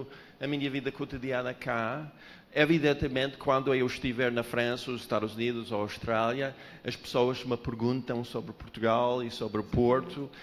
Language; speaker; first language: Portuguese; non-native, fluent; English